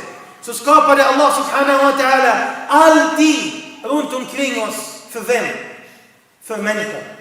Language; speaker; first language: Swedish; non-native, fluent; Arabic